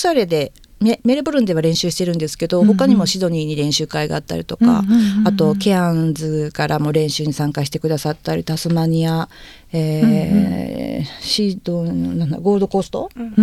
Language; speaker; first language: Japanese; native; Japanese